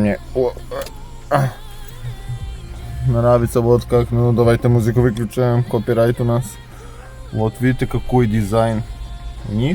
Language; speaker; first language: Russian; non-native, fluent; Serbian